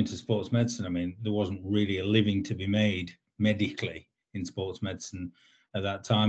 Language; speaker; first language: English; native; English